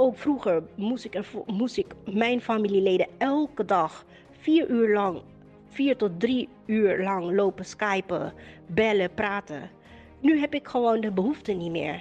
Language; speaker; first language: Dutch; native; Dutch